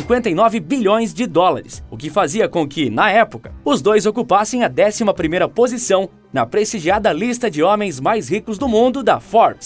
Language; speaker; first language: Portuguese; native; Portuguese